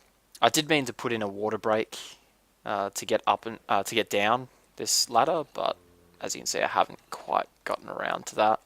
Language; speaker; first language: English; native; English